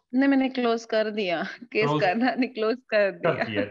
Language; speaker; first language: Hindi; non-native, local second language; Marathi